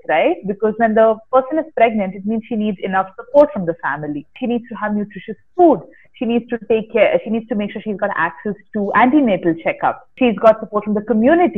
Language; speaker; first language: English; non-native, local second language; Kannada